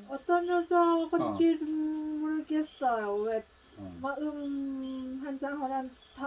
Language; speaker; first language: Korean; non-native, learner; Lao